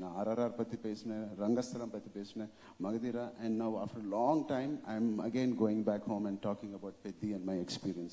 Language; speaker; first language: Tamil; non-native, local second language; Telugu